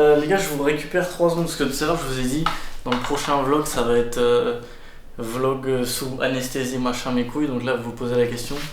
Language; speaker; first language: French; native; French